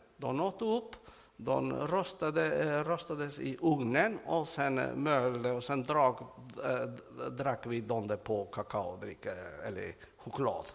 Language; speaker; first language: Swedish; non-native, fluent; Spanish